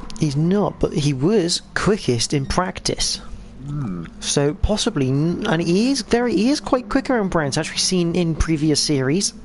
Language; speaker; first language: English; native; English